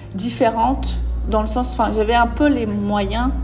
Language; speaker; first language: French; early bilingual, other home language; Portuguese